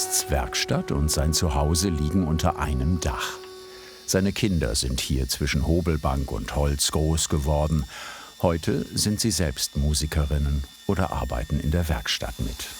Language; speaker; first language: German; native; German